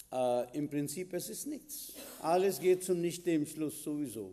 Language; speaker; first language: German; non-native, fluent; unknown